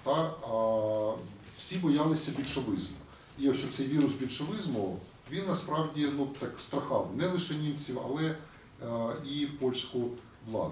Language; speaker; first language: Ukrainian; native; Ukrainian